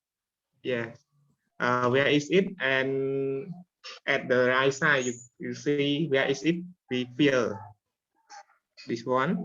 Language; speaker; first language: English; non-native, learner; Khmer